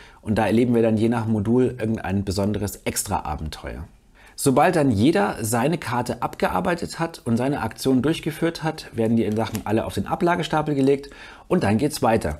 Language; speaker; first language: German; native; German